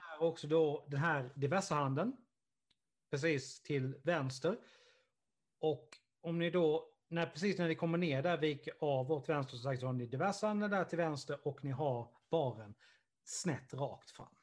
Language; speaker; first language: Swedish; native; Swedish